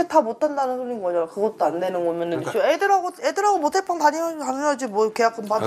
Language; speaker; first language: Korean; native; Korean